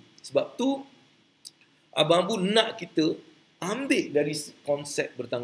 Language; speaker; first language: Malay; native; Malay